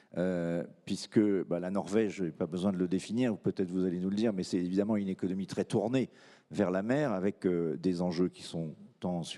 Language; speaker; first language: French; native; French